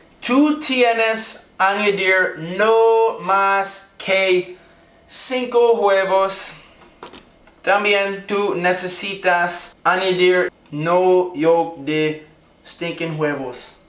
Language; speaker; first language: Spanish; non-native, learner; English